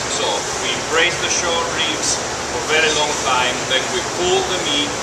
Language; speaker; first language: English; non-native, fluent; Italian